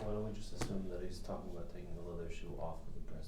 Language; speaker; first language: English; native; English